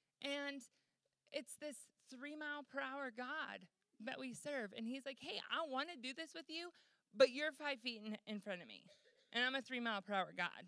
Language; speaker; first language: English; native; English